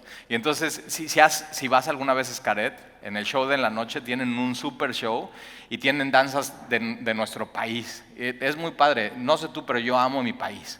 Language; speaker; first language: Spanish; native; Spanish